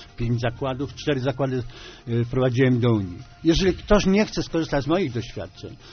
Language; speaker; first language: Polish; native; Polish